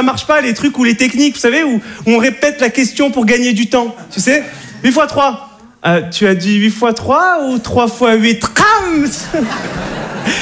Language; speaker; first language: French; native; French